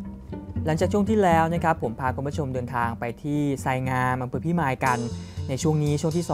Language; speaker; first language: Thai; native; Thai